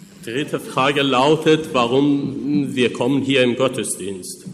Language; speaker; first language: German; non-native, fluent; Persian